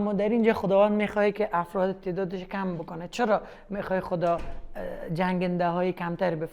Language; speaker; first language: Persian; native; Persian